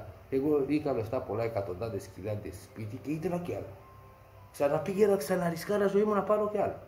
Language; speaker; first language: Greek; non-native, fluent; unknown